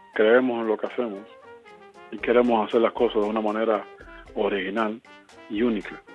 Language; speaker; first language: Spanish; native; Spanish